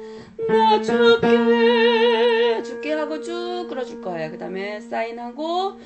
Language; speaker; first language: Korean; native; Korean